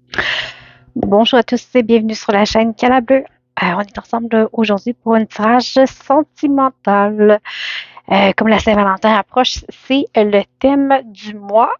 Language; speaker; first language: French; native; French